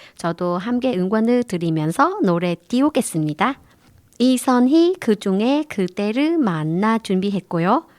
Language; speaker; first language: Korean; non-native, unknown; Vietnamese